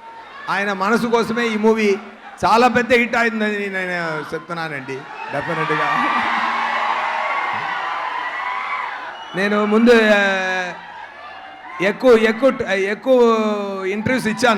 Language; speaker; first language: Telugu; non-native, learner; Tamil